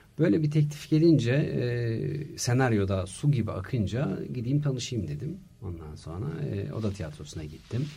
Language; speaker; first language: Turkish; early bilingual, heritage; Turkish